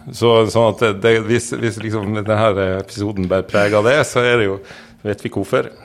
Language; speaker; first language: Norwegian; native; Norwegian